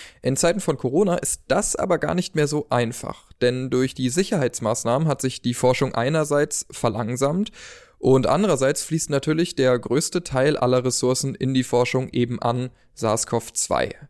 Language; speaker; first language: German; native; German